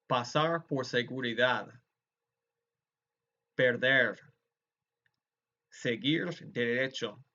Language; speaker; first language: Spanish; non-native, fluent; English